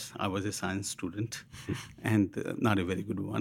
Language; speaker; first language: English; non-native, local second language; Hindi